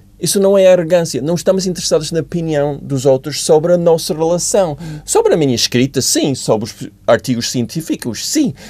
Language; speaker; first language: Portuguese; non-native, fluent; English